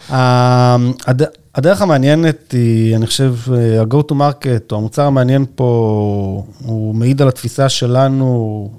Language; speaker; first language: Hebrew; native; Hebrew